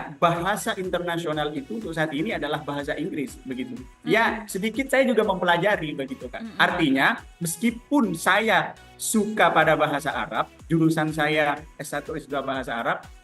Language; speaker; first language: Indonesian; non-native, local second language; Madurese